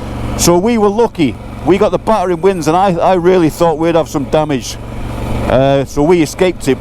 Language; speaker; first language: English; native; English